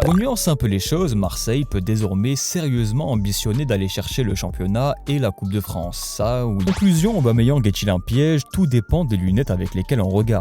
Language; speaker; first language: French; native; French